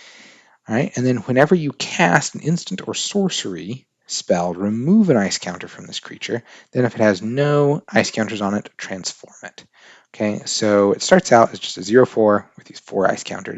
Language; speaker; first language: English; native; English